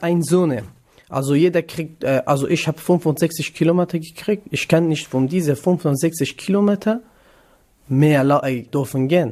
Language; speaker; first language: German; non-native, learner; Kurdish